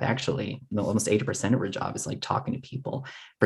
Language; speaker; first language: English; non-native, local second language; Filipino